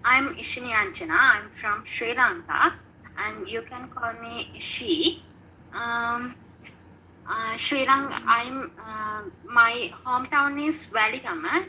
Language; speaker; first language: English; non-native, learner; Sinhala